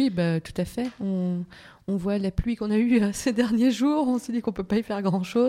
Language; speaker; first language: French; native; French